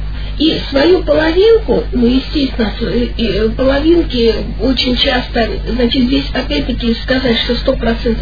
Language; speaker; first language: Russian; native; Russian